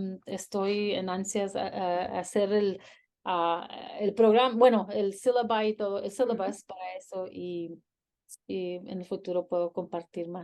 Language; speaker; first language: Spanish; early bilingual, heritage; Spanish